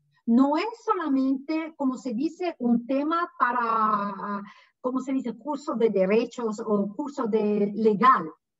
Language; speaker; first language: Spanish; non-native, fluent; Italian